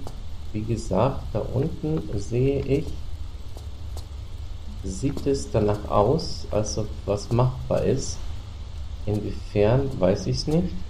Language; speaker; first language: German; native; German